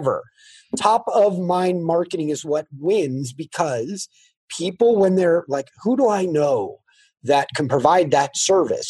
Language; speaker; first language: English; native; English